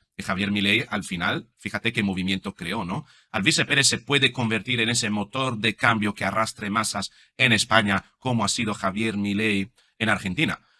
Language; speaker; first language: Spanish; non-native, fluent; Italian